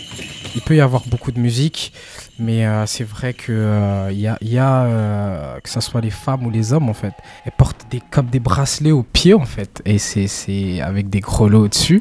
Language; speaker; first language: French; early bilingual, other home language; Kinyarwanda